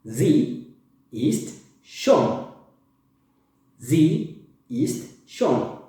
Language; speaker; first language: German; non-native, fluent; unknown